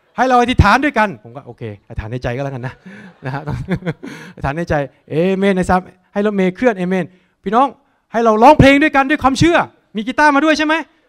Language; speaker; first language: Thai; native; Thai